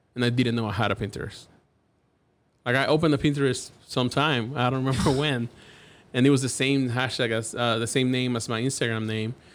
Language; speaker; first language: English; non-native, fluent; Spanish